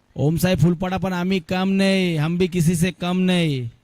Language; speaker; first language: Hindi; non-native, local second language; Marathi